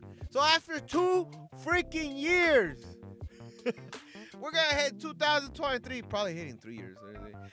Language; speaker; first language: English; early bilingual, other home language; Spanish